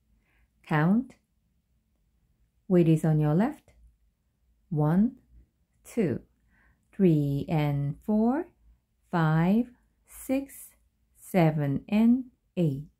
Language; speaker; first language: English; non-native, fluent; Korean